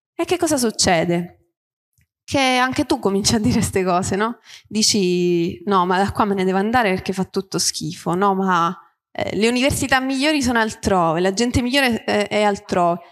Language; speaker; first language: Italian; native; Italian